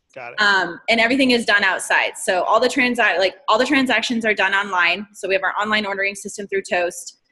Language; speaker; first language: English; native; English